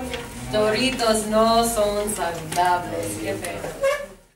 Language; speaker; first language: Spanish; non-native, learner; English